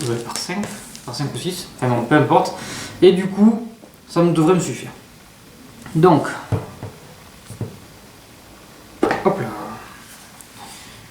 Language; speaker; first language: French; native; French